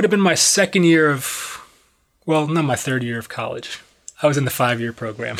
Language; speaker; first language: English; native; English